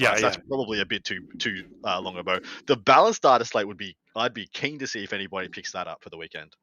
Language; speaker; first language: English; native; English